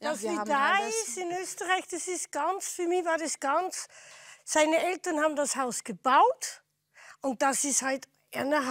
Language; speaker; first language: German; non-native, fluent; Dutch